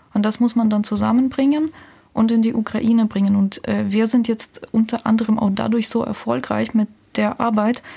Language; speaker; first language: German; non-native, fluent; Ukrainian